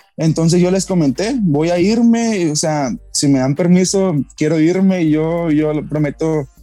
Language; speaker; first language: Spanish; native; Spanish